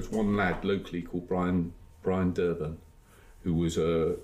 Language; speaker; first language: English; native; English